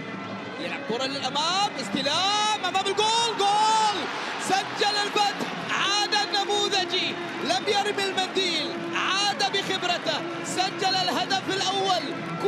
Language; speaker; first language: Arabic; native; Arabic